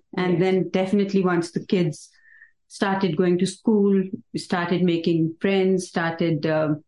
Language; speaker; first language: English; non-native, local second language; Hindi